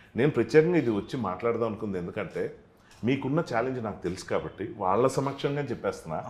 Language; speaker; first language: Telugu; native; Telugu